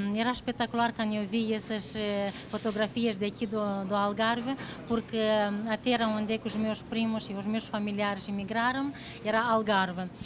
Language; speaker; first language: Portuguese; non-native, fluent; Romanian